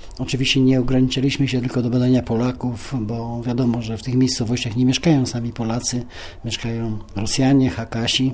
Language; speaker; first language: Polish; native; Polish